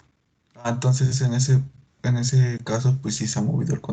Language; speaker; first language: Spanish; native; Spanish